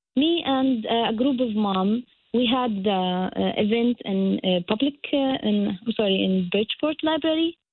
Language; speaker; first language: English; non-native, fluent; Arabic